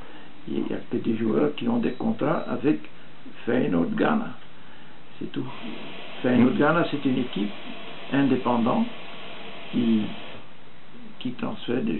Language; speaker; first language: French; non-native, fluent; Dutch